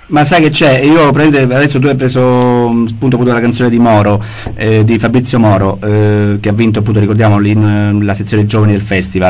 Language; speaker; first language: Italian; native; Italian